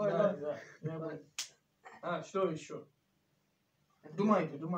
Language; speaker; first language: Russian; non-native, learner; Turkish